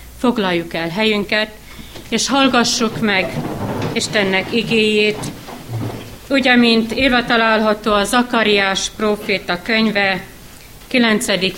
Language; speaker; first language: Hungarian; native; Hungarian